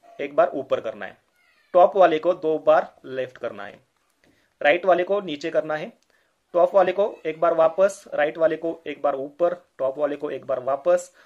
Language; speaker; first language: Hindi; non-native, local second language; Marathi